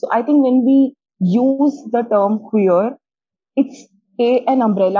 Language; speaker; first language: English; non-native, local second language; Hindi